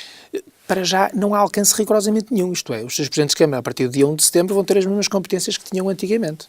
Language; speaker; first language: Portuguese; native; Portuguese